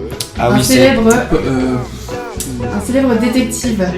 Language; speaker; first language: French; native; French